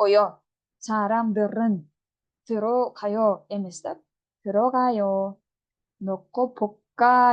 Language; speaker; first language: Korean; non-native, fluent; Kyrgyz